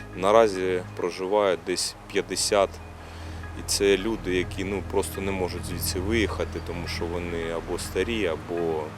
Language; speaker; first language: Ukrainian; native; Ukrainian